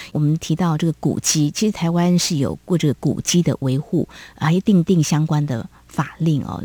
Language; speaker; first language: Chinese; native; Chinese